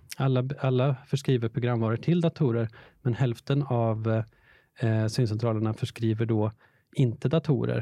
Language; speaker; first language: Swedish; native; Swedish